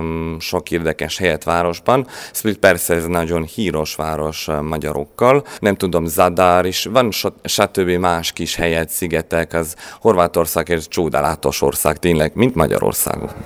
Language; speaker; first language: Hungarian; non-native, learner; Croatian